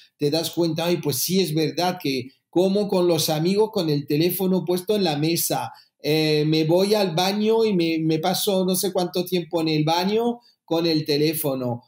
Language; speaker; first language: Spanish; early bilingual, heritage; French